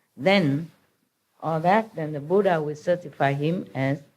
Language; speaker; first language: English; non-native, fluent; Vietnamese